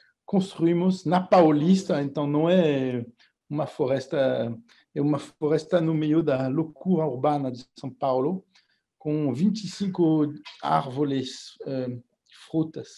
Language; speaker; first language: Portuguese; non-native, fluent; French